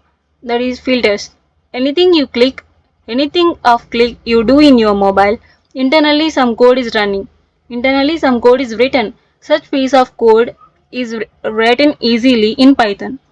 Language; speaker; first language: English; non-native, local second language; Telugu